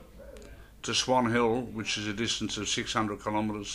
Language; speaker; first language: English; native; English